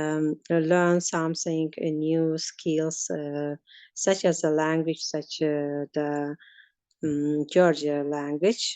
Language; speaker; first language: English; non-native, learner; Azerbaijani